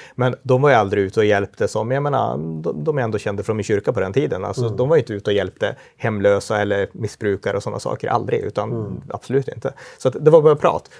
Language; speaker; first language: Swedish; native; Swedish